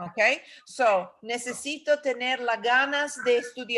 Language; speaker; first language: Spanish; non-native, fluent; English